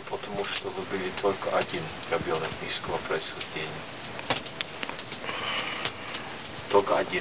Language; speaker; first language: Russian; non-native, fluent; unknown